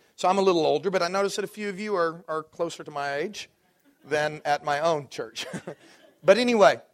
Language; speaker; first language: English; native; English